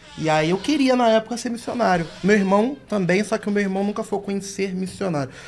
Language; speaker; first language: Portuguese; native; Portuguese